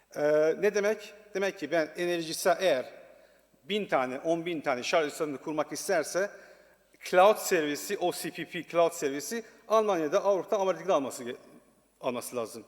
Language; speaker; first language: Turkish; non-native, learner; Persian